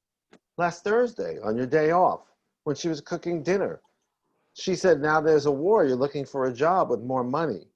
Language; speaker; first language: English; native; English